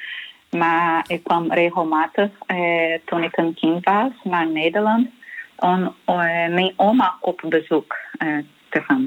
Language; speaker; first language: Dutch; non-native, fluent; Portuguese